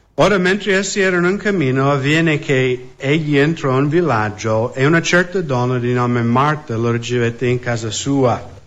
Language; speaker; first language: Italian; non-native, fluent; English